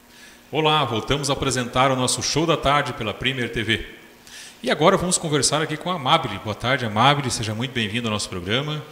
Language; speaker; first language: Portuguese; native; Portuguese